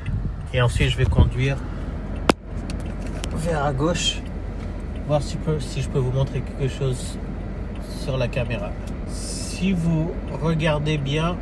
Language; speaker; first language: French; early bilingual, heritage; French